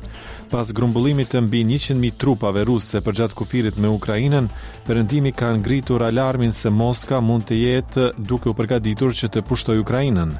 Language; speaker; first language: Albanian; native; Albanian